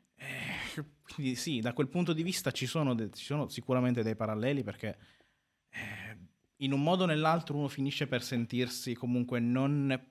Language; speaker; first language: Italian; native; Italian